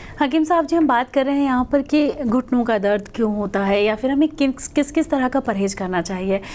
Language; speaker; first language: Hindi; native; Hindi